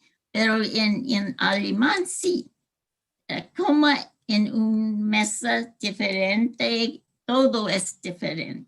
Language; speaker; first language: Spanish; early bilingual, heritage; English